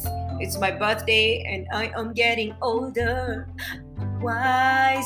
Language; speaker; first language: English; non-native, local second language; Embu